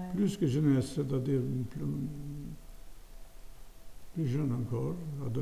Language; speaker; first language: French; non-native, fluent; Albanian